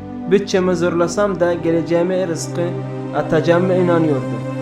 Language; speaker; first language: Turkish; non-native, learner; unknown